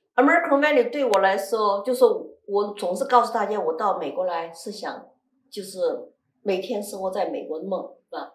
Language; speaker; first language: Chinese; native; Chinese